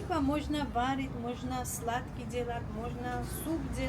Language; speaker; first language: Russian; non-native, learner; Georgian